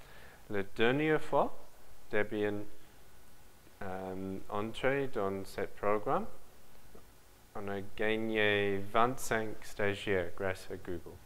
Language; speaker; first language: French; non-native, learner; English